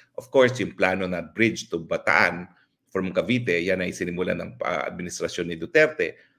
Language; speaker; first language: Filipino; native; Filipino